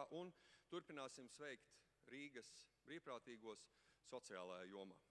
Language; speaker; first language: Latvian; native; Latvian